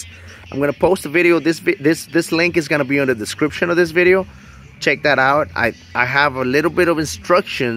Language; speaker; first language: English; native; English